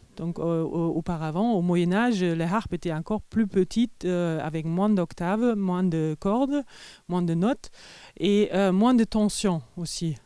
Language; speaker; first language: French; non-native, fluent; German